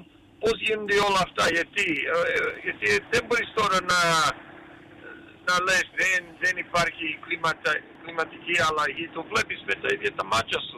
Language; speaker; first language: Greek; early bilingual, heritage; Greek